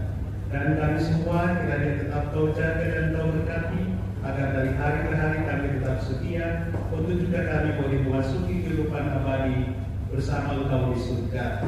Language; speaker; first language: Indonesian; native; Indonesian